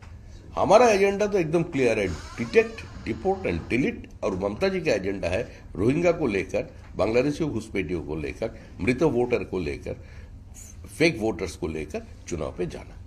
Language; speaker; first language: Hindi; non-native, local second language; Bangla